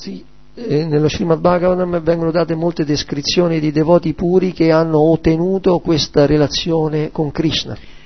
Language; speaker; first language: Italian; native; Italian